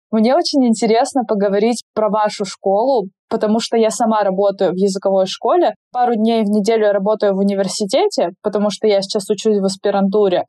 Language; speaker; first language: Russian; native; Russian